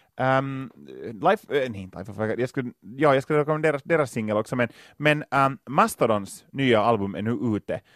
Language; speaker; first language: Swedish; native; Swedish